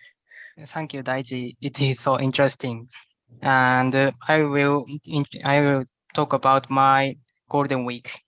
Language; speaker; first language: English; non-native, learner; Japanese